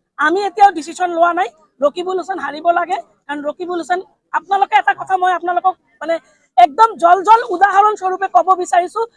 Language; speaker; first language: Assamese; non-native, local second language; Bangla